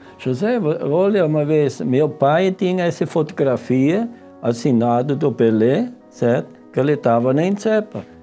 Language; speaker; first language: Portuguese; non-native, fluent; Swiss German